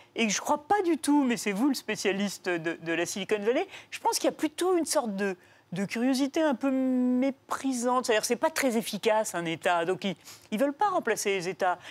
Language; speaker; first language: French; native; French